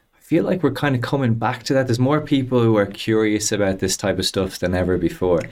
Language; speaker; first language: English; native; English